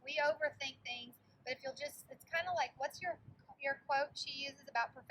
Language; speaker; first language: English; native; English